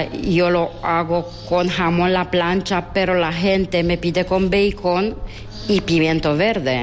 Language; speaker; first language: Spanish; non-native, learner; Romanian